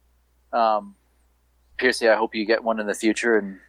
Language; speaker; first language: English; native; English